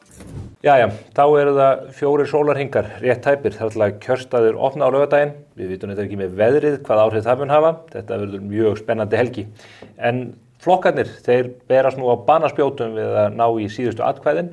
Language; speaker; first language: Icelandic; native; Icelandic